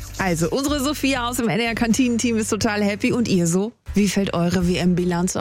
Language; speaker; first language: German; native; German